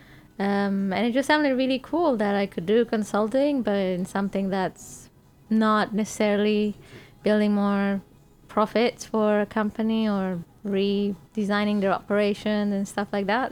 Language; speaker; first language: English; non-native, fluent; Romanian